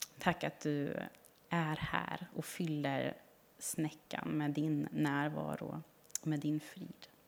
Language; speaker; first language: Swedish; non-native, fluent; German